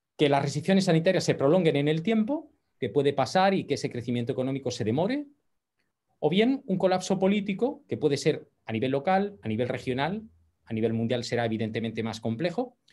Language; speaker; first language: Spanish; native; Spanish